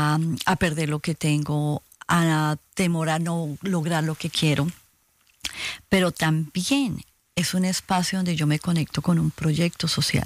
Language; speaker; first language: Spanish; native; Spanish